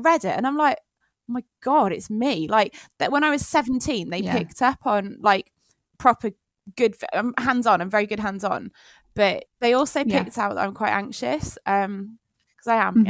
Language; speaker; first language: English; native; English